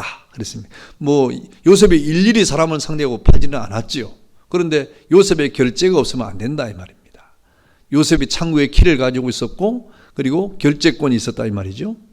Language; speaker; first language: Korean; native; Korean